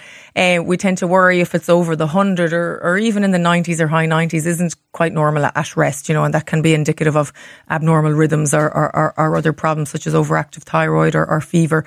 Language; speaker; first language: English; native; English